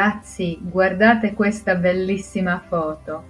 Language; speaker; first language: Italian; non-native, fluent; Croatian